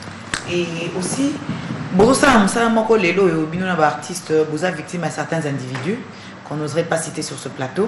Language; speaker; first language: French; non-native, local second language; Lingala